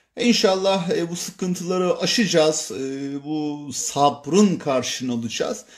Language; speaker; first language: Turkish; native; Turkish